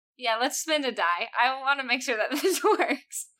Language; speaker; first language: English; native; English